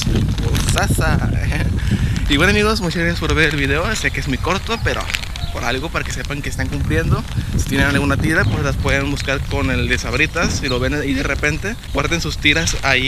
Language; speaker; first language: Spanish; native; Spanish